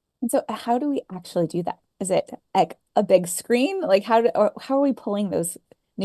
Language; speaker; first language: English; native; English